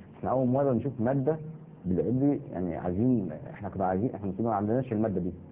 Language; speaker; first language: Arabic; native; Arabic